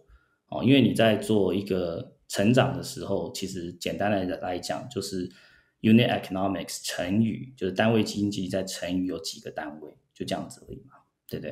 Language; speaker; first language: Chinese; early bilingual, heritage; Chinese